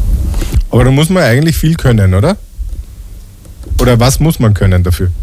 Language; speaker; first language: German; native; German